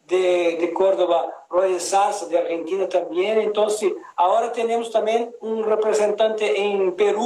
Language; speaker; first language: Spanish; non-native, learner; Portuguese